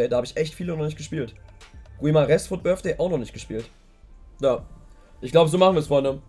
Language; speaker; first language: German; native; German